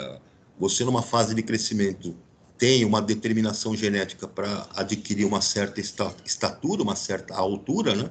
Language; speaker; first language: Portuguese; native; Portuguese